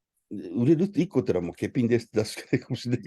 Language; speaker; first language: Japanese; native; Japanese